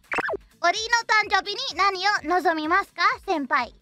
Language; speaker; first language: Japanese; non-native, fluent; Indonesian